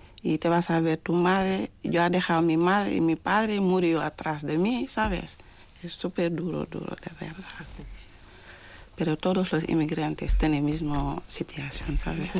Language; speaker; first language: Spanish; non-native, learner; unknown